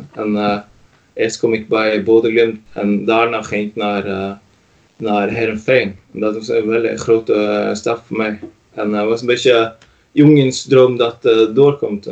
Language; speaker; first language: Dutch; non-native, fluent; Norwegian